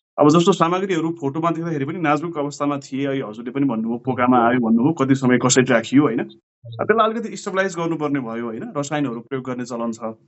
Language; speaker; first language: Nepali; native; Nepali